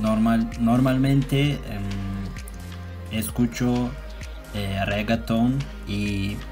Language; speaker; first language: Spanish; non-native, learner; Turkish